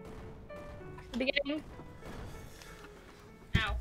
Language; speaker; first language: English; native; English